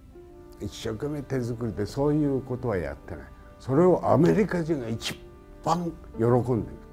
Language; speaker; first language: Japanese; native; Japanese